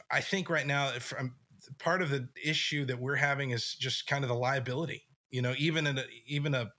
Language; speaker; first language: English; native; English